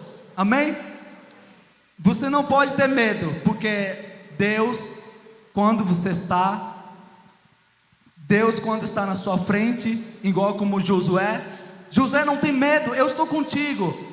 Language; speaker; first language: Portuguese; non-native, local second language; Ticuna